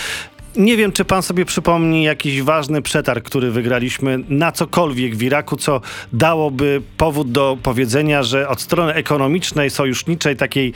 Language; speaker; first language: Polish; native; Polish